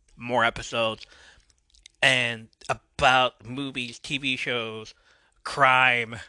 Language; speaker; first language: English; early bilingual, other home language; Spanish